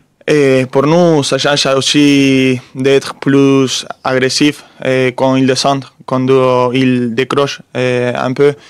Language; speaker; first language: French; non-native, fluent; Spanish